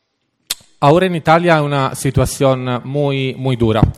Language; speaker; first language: Spanish; non-native, fluent; Italian